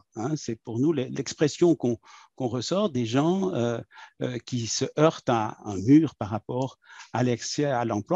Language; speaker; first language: French; native; French